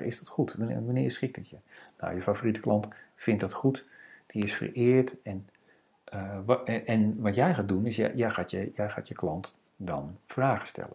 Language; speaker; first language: Dutch; native; Dutch